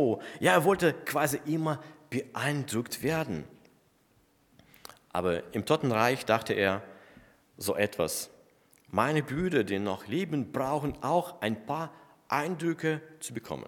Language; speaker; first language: German; non-native, fluent; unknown